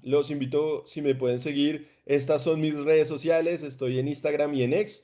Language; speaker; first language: Spanish; native; Spanish